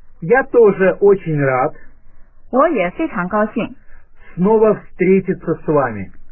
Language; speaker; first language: Russian; non-native, fluent; Chinese